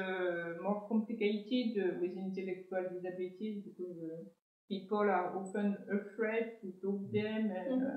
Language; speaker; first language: English; non-native, learner; French